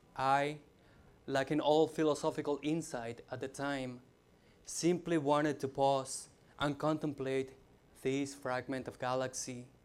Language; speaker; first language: English; non-native, fluent; Spanish